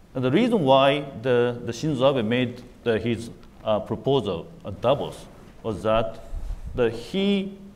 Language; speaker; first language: English; non-native, fluent; Japanese